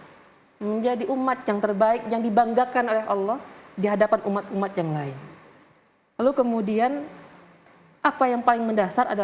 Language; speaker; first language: Indonesian; native; Indonesian